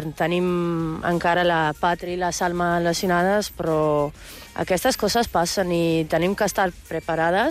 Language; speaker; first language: Catalan; non-native, fluent; Portuguese